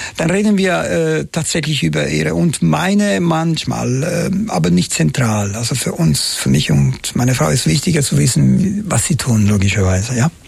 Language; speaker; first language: German; non-native, fluent; Italian